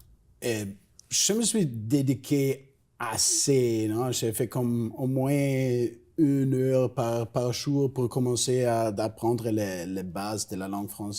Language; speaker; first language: French; non-native, fluent; Italian